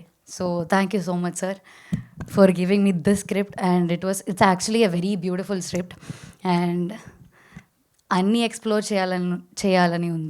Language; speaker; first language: Telugu; non-native, learner; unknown